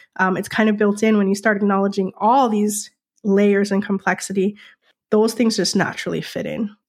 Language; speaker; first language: English; native; English